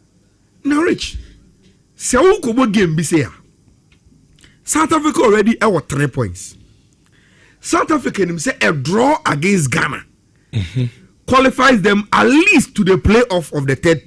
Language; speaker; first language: English; non-native, local second language; Akan